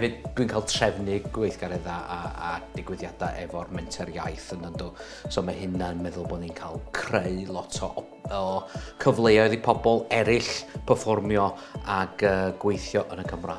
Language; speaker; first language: Welsh; non-native, local second language; English